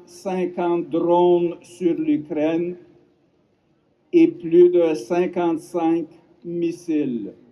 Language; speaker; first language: French; non-native, local second language; Ukrainian